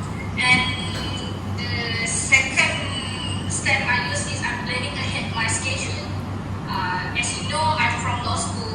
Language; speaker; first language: English; non-native, local second language; Malay